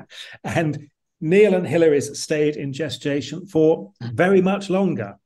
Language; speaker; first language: English; native; English